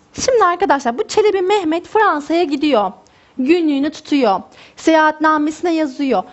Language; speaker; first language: Turkish; native; Turkish